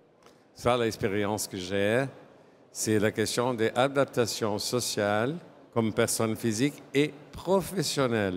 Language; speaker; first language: French; non-native, fluent; Portuguese